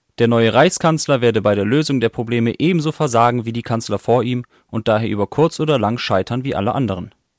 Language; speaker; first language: German; native; German